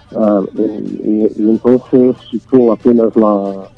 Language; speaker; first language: Spanish; non-native, learner; Portuguese